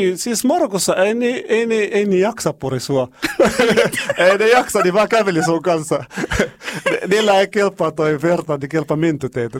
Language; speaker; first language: Finnish; non-native, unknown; Arabic